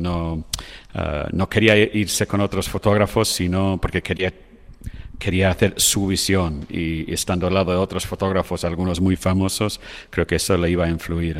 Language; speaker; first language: Spanish; non-native, fluent; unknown